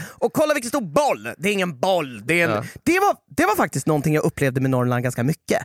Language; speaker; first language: Swedish; native; Swedish